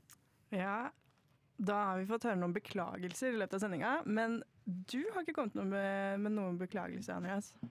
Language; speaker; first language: Norwegian; native; Norwegian